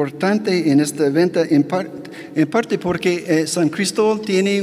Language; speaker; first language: Spanish; non-native, fluent; English